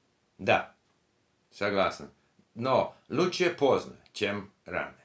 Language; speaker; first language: Russian; non-native, learner; English